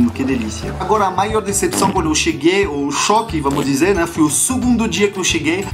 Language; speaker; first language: Portuguese; non-native, fluent; French